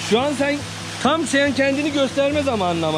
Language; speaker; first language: Turkish; early bilingual, heritage; Turkish